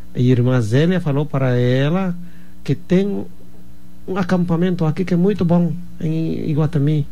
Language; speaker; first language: Portuguese; non-native, fluent; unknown